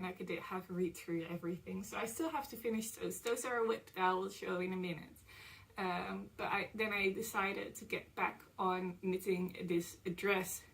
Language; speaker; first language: English; non-native, fluent; Dutch